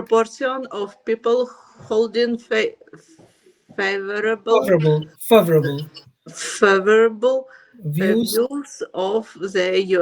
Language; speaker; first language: English; non-native, learner; Ukrainian